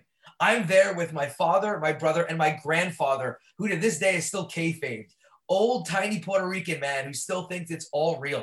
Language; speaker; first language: English; native; English